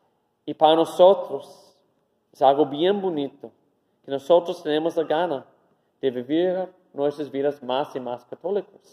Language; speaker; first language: Spanish; non-native, fluent; English